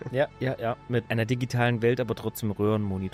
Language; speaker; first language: German; native; German